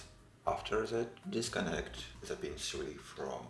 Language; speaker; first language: English; non-native, fluent; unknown